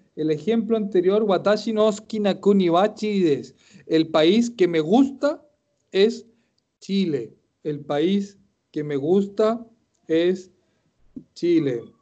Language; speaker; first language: Spanish; native; Spanish